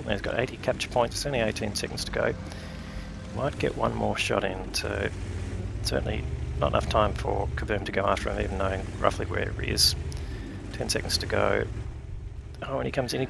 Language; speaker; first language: English; native; English